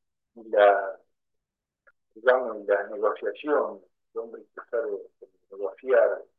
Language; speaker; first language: Spanish; native; Spanish